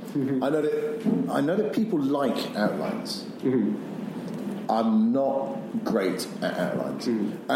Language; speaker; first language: English; native; English